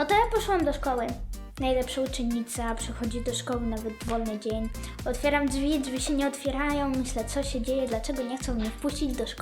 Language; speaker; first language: Polish; early bilingual, other home language; Ukrainian